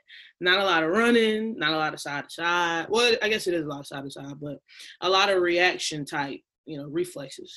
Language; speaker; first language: English; native; English